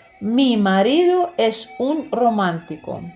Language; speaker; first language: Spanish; non-native, fluent; Ukrainian